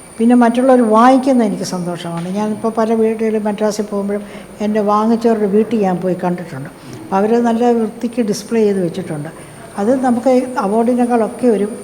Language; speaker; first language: Malayalam; native; Malayalam